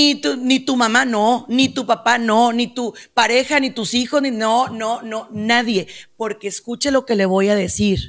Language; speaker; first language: Spanish; native; Spanish